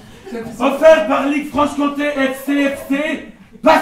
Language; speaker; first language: French; native; French